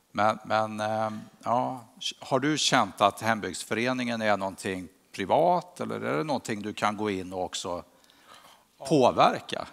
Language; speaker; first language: Swedish; native; Swedish